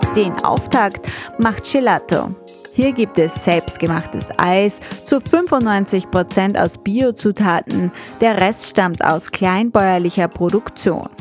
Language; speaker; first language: German; native; German